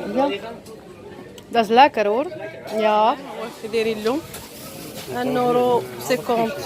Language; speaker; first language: Dutch; non-native, learner; Arabic